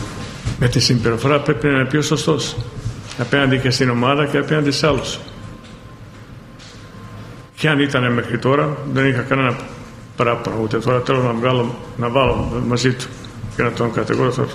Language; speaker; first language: Greek; non-native, fluent; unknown